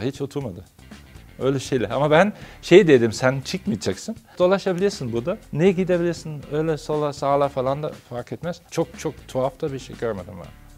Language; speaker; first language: Turkish; non-native, fluent; German